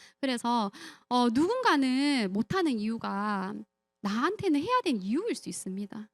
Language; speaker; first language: Korean; native; Korean